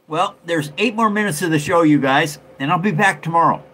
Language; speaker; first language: English; native; English